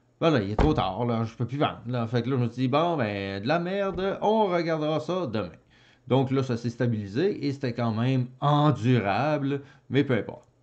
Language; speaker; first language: French; native; French